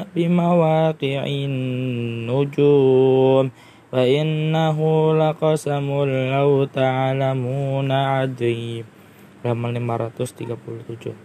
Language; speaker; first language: Arabic; non-native, learner; Indonesian